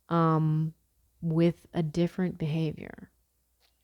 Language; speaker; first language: English; native; English